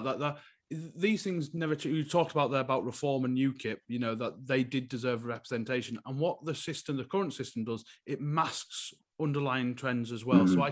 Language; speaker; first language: English; native; English